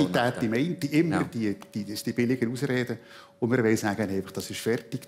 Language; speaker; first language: German; native; German